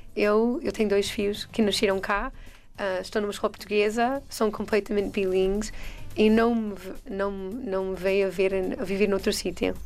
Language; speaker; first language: Portuguese; non-native, fluent; English